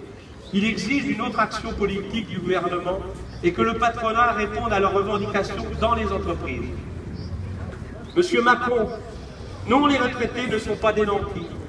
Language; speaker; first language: French; native; French